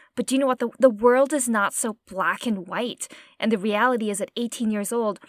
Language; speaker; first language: English; native; English